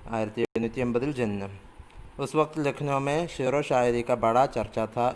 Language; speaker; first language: Urdu; non-native, local second language; Malayalam